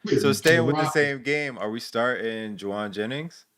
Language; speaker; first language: English; native; English